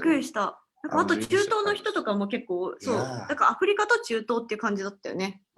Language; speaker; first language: Japanese; native; Japanese